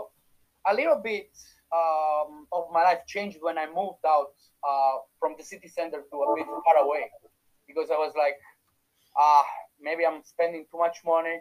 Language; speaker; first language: English; non-native, fluent; Italian